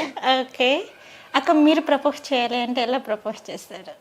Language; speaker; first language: Telugu; native; Telugu